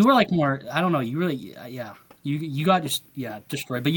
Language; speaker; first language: English; native; English